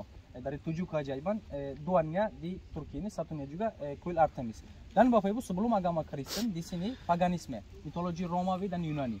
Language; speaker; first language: Indonesian; non-native, fluent; Turkish